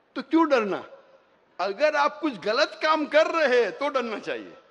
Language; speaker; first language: Hindi; non-native, local second language; Konkani